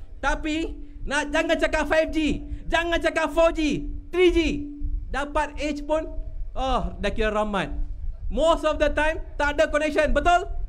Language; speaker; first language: Malay; non-native, local second language; Tamil